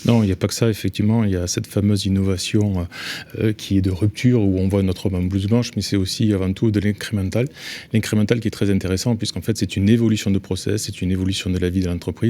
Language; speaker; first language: French; native; French